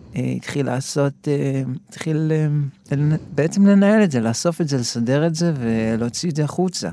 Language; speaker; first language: Hebrew; native; Hebrew